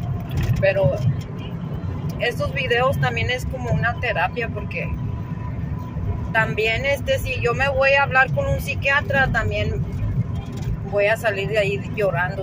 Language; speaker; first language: Spanish; early bilingual, heritage; Spanish